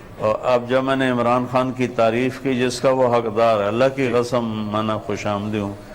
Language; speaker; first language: Urdu; non-native, local second language; Punjabi